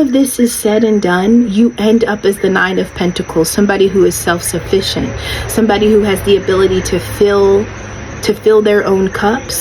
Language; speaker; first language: English; native; English